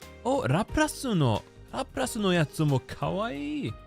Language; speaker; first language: Japanese; non-native, learner; English